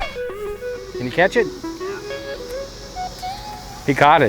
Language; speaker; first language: English; native; English